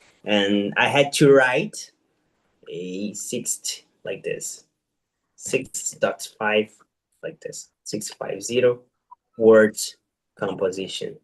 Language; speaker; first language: English; non-native, fluent; Portuguese